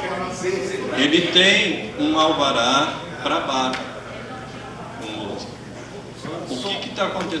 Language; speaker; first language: Portuguese; native; Portuguese